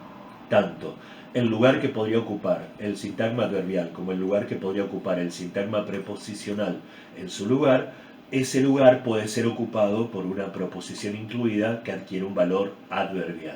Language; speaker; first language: Spanish; native; Spanish